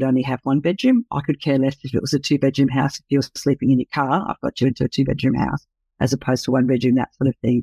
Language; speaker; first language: English; native; English